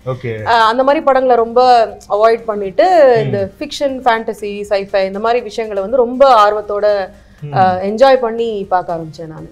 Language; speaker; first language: Tamil; native; Tamil